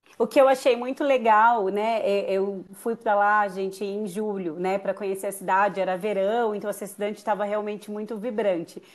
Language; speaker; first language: Portuguese; native; Portuguese